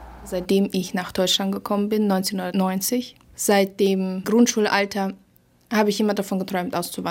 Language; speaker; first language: German; early bilingual, other home language; Russian